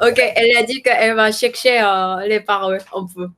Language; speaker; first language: French; non-native, learner; Korean